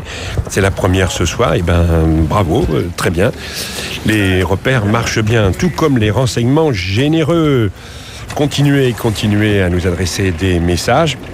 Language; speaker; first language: French; native; French